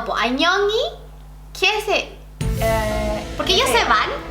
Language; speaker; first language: Spanish; native; Spanish